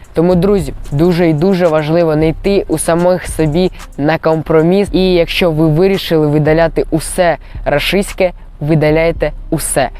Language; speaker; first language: Ukrainian; non-native, local second language; Russian